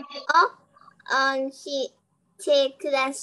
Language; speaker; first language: Japanese; non-native, learner; Vietnamese